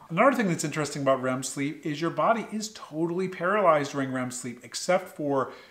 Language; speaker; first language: English; native; English